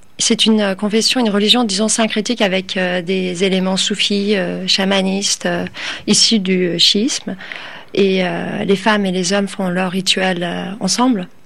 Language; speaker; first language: French; early bilingual, other home language; Turkish